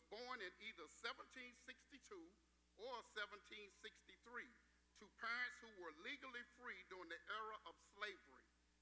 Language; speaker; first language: English; native; English